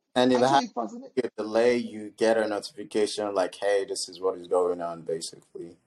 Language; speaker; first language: English; non-native, local second language; Yoruba